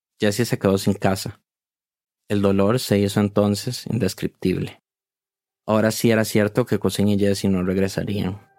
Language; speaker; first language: Spanish; native; Spanish